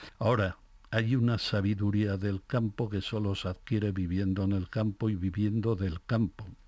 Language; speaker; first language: Spanish; native; Spanish